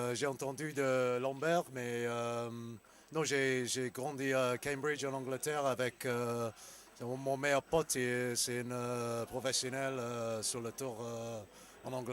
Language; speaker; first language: French; non-native, learner; English